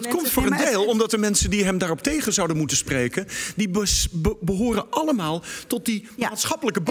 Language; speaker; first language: Dutch; native; Dutch